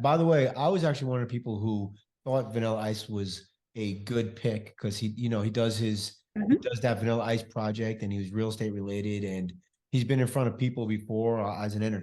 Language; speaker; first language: English; native; English